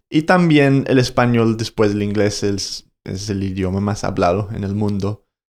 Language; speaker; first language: Spanish; non-native, fluent; English